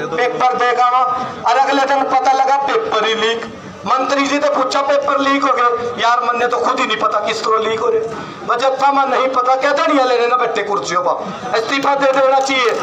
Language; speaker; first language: Hindi; native; Hindi